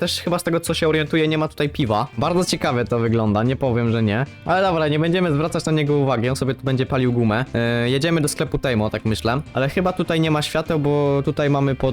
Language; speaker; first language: Polish; native; Polish